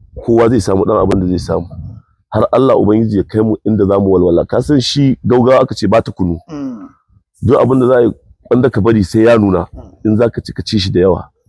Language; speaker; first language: Hausa; native; Hausa